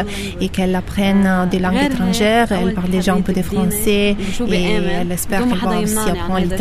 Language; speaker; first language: French; non-native, fluent; Italian